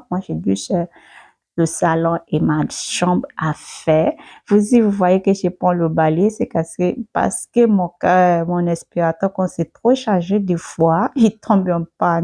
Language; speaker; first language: French; non-native, learner; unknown